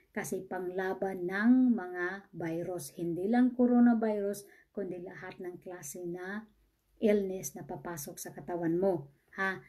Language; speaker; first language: Filipino; non-native, local second language; Cebuano